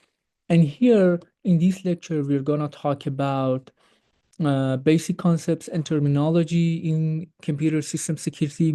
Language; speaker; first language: English; non-native, fluent; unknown